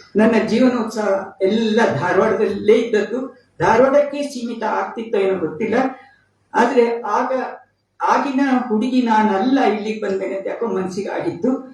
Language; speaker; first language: Kannada; native; Kannada